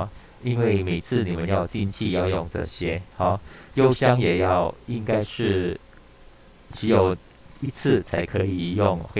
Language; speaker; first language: Chinese; non-native, local second language; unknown